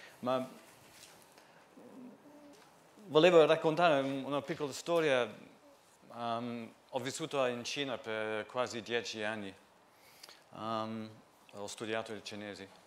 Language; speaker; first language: Italian; non-native, fluent; English